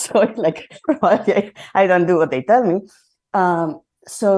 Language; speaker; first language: English; non-native, fluent; Spanish